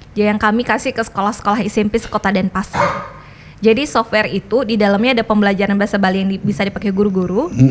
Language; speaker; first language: Indonesian; non-native, local second language; Balinese